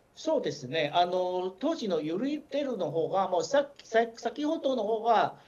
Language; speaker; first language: Japanese; non-native, learner; Chinese